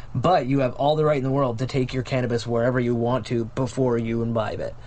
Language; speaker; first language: English; native; English